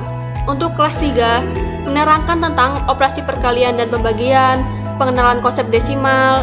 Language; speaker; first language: Indonesian; native; Indonesian